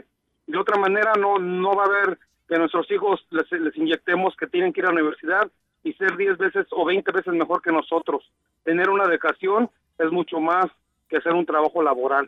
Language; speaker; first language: Spanish; native; Spanish